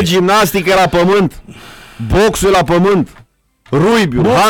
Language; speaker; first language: Romanian; native; Romanian